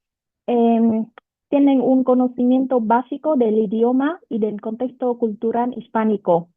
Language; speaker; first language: Spanish; non-native, fluent; Vietnamese